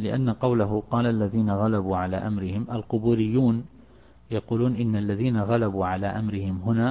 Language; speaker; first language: Arabic; native; Arabic